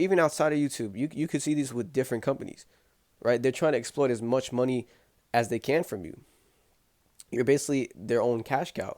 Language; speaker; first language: English; native; English